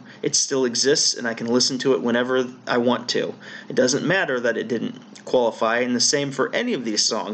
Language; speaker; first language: English; native; English